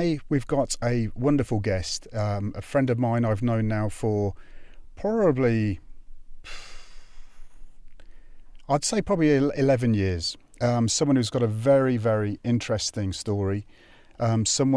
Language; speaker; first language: English; native; English